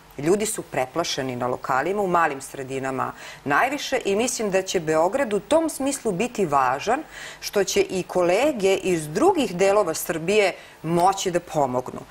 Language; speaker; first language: Serbian; native; Serbian